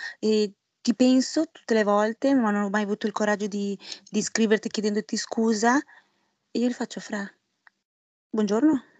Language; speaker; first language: Italian; early bilingual, other home language; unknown